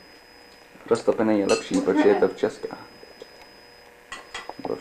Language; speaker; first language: Czech; early bilingual, heritage; Czech